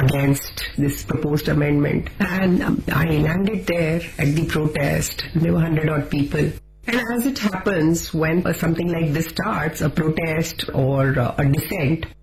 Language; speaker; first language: English; non-native, local second language; Hindi